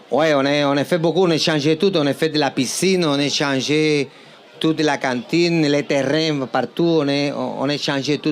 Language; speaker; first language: French; non-native, fluent; Spanish